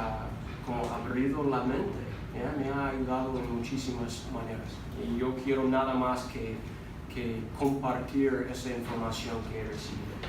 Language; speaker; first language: Spanish; non-native, fluent; English